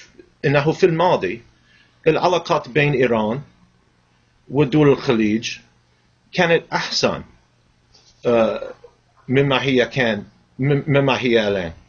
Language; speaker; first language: Arabic; non-native, fluent; English